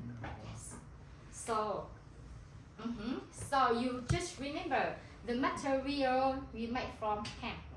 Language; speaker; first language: English; non-native, learner; Hmong